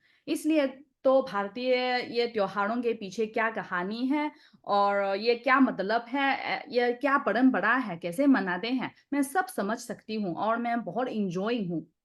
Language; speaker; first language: Hindi; non-native, fluent; Chinese